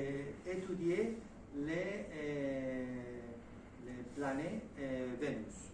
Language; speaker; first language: French; non-native, learner; Spanish